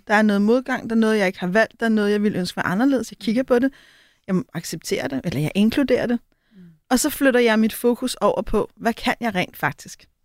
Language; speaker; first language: Danish; native; Danish